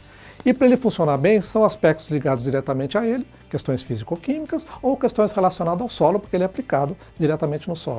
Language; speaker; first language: Portuguese; native; Portuguese